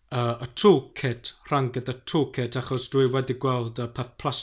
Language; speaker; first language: Welsh; non-native, learner; English